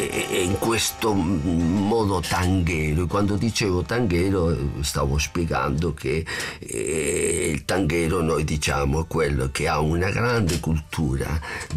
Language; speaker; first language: Italian; non-native, fluent; Spanish